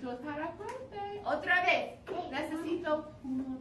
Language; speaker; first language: Spanish; non-native, fluent; English